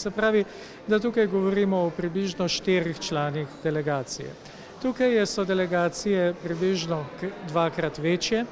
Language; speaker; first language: Slovenian; native; Slovenian